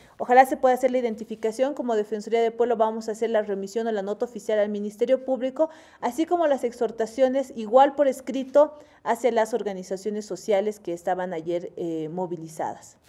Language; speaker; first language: Spanish; native; Spanish